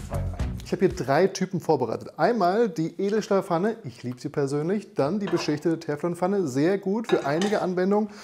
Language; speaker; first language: German; native; German